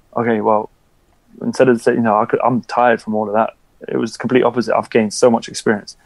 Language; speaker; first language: English; early bilingual, other home language; Albanian